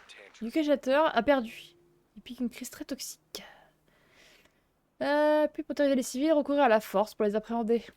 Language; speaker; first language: French; native; French